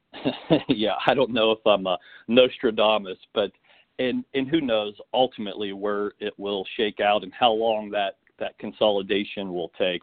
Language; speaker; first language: English; native; English